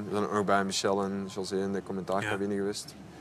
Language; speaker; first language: Dutch; native; Dutch